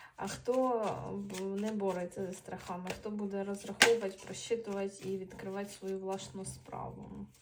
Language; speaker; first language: Ukrainian; non-native, local second language; Russian